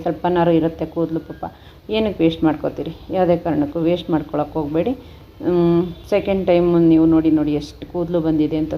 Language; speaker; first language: Kannada; native; Kannada